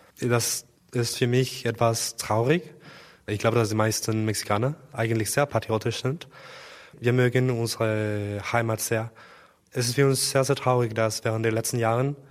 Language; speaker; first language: German; non-native, learner; Spanish